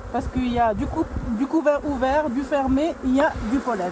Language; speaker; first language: French; non-native, local second language; Arabic